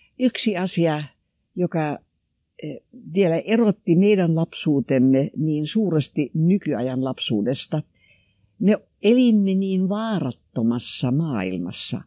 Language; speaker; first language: Finnish; non-native, local second language; Swedish